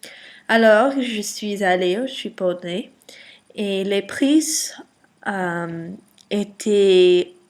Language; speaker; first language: French; non-native, learner; English